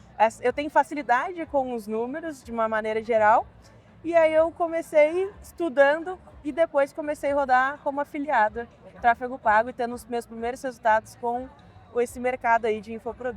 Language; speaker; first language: Portuguese; native; Portuguese